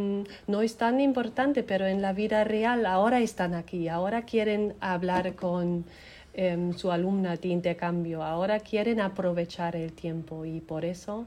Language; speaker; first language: Spanish; non-native, fluent; German